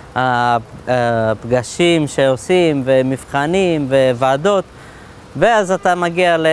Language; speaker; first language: Hebrew; non-native, fluent; Portuguese